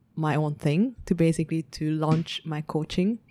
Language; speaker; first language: English; early bilingual, heritage; Hungarian